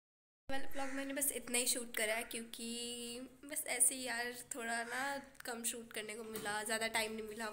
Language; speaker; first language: Hindi; native; Hindi